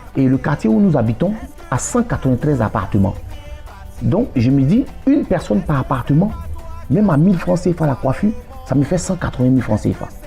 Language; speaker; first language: French; native; French